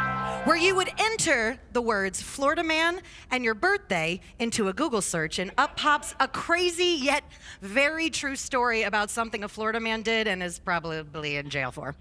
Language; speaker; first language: English; native; English